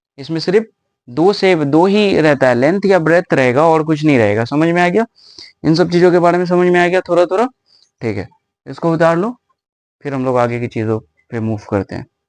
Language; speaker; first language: Hindi; native; Hindi